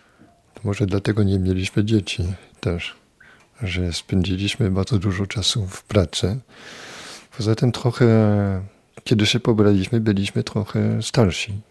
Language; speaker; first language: Polish; non-native, fluent; French